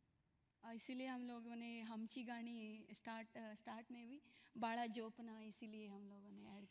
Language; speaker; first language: Hindi; non-native, local second language; Kannada